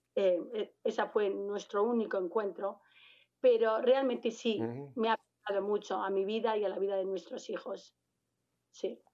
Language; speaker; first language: Spanish; native; Spanish